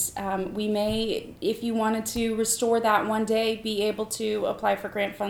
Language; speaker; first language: English; native; English